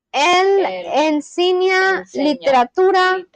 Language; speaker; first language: Spanish; non-native, learner; Bangla